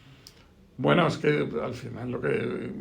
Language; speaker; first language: Spanish; native; Spanish